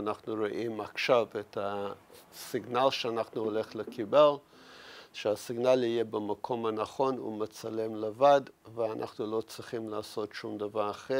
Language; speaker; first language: Hebrew; non-native, fluent; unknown